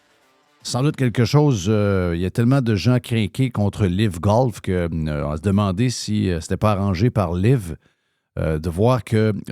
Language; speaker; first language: French; native; French